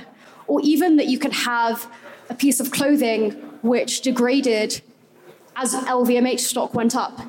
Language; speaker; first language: English; native; English